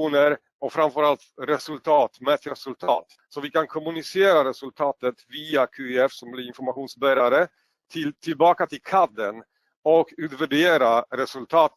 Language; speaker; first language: Swedish; non-native, fluent; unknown